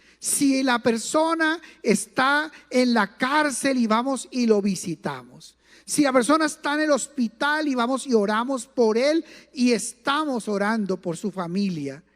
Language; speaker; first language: Spanish; native; Spanish